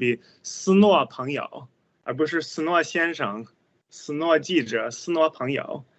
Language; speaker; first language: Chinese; non-native, fluent; English